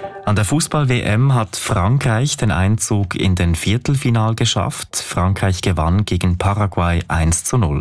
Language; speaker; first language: German; native; German